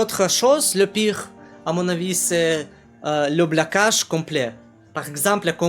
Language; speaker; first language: French; non-native, learner; Russian